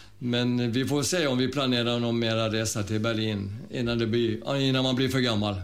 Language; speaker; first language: Swedish; early bilingual, other home language; German